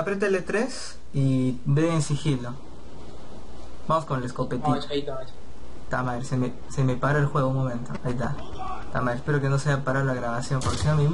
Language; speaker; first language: Spanish; native; Spanish